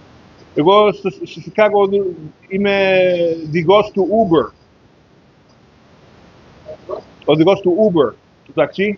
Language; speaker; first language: Greek; early bilingual, heritage; Greek